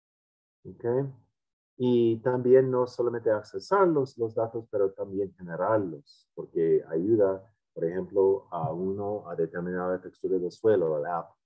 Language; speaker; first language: Spanish; non-native, fluent; English